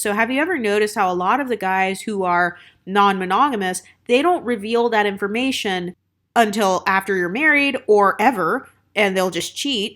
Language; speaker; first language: English; native; English